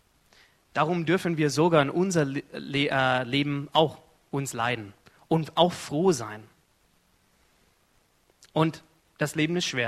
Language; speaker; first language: German; non-native, fluent; Arabic